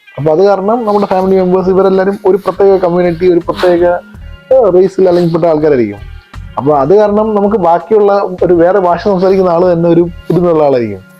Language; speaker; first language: Malayalam; native; Malayalam